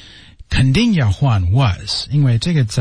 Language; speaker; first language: Chinese; non-native, learner; English